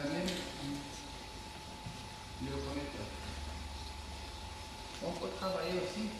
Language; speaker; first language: French; non-native, learner; Portuguese